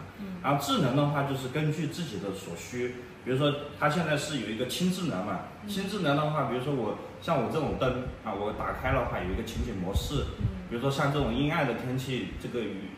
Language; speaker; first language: Chinese; native; Chinese